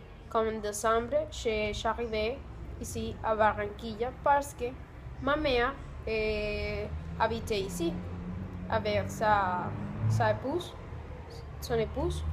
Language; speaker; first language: French; non-native, learner; Spanish